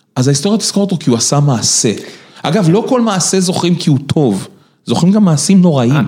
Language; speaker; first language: Hebrew; native; Hebrew